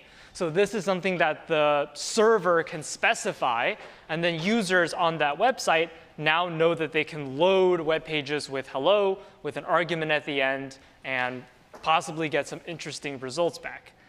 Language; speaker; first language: English; native; English